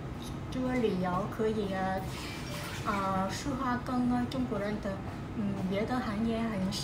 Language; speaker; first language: Chinese; non-native, learner; Vietnamese